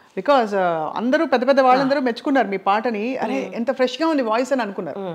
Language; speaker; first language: Telugu; native; Telugu